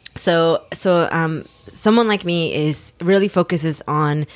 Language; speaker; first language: English; early bilingual, other home language; Spanish